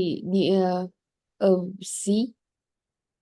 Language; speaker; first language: English; non-native, learner; Vietnamese